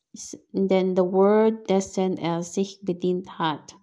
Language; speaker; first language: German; non-native, fluent; Filipino